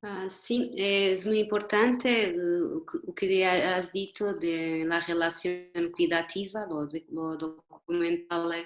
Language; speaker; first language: Spanish; non-native, learner; Portuguese